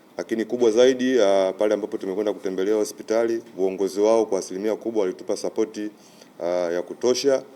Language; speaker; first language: Swahili; native; Swahili